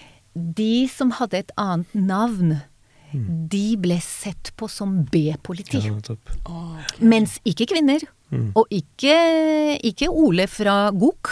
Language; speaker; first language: Norwegian; non-native, fluent; Hebrew